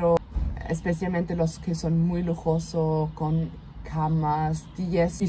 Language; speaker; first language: Spanish; non-native, fluent; German